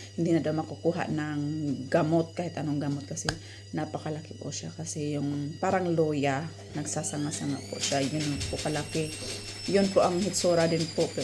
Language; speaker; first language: Filipino; non-native, local second language; Cebuano